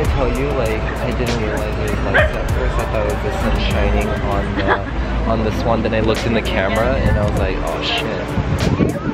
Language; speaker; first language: English; native; English